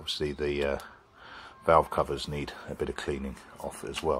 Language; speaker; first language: English; native; English